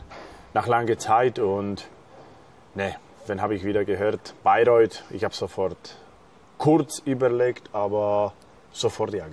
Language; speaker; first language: German; non-native, fluent; Slovak